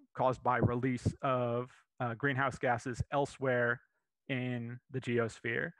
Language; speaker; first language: English; native; English